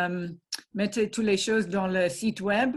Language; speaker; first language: French; non-native, fluent; English